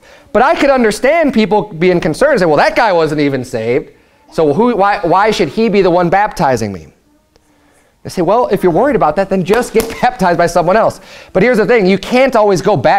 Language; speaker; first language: English; native; English